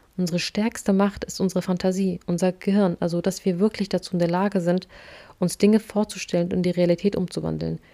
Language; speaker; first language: German; early bilingual, other home language; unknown